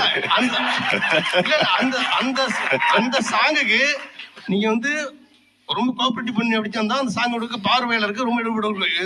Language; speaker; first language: Tamil; native; Tamil